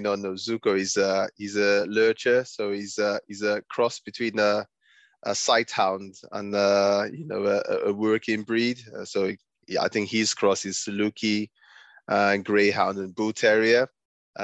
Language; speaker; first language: English; non-native, local second language; Yoruba